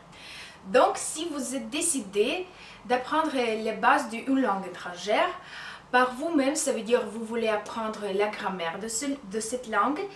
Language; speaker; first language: French; non-native, fluent; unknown